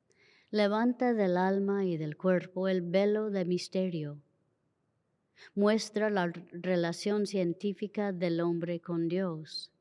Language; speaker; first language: Spanish; native; Spanish